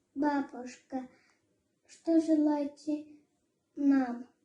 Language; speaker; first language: Russian; non-native, local second language; Azerbaijani